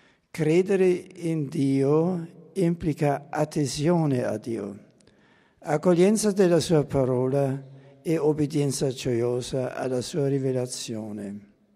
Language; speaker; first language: Italian; non-native, fluent; German